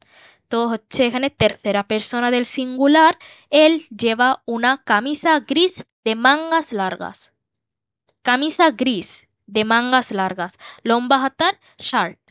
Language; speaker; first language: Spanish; non-native, fluent; Bangla